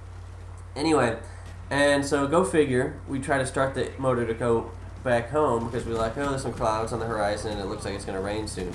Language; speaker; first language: English; native; English